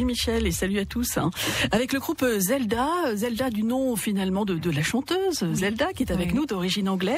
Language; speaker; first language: French; native; French